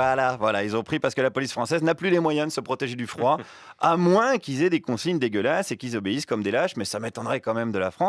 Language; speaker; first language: French; native; French